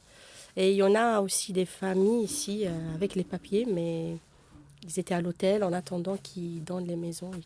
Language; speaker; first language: French; non-native, local second language; Arabic